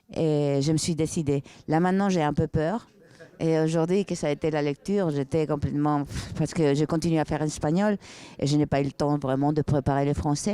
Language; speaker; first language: French; non-native, fluent; Spanish